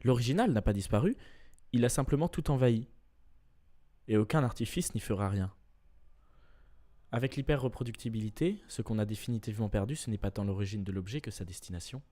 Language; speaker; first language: French; native; French